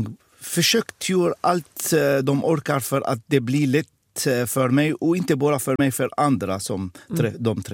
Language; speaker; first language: Swedish; non-native, fluent; Arabic